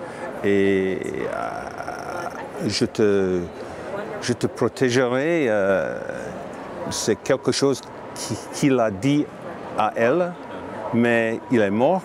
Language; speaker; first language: French; non-native, learner; English